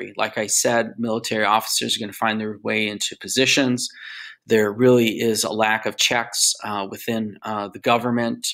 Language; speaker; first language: English; native; English